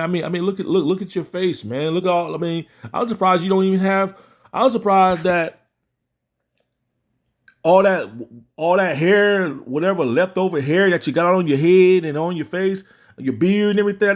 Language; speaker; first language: English; native; English